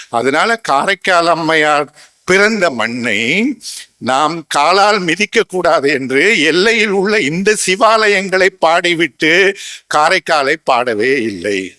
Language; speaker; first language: Tamil; native; Tamil